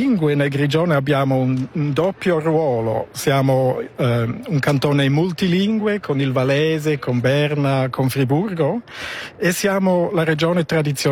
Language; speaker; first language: Italian; non-native, fluent; Romansh